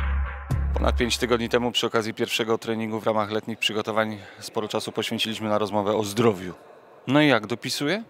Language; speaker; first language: Polish; native; Polish